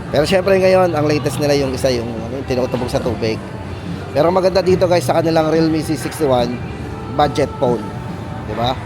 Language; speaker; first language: Filipino; native; Filipino